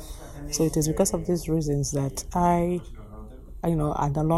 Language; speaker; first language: English; non-native, local second language; Igbo